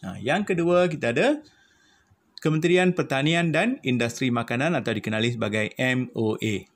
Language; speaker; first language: Malay; non-native, local second language; Malayalam